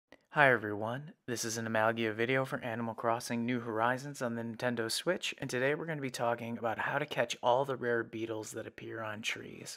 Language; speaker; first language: English; native; English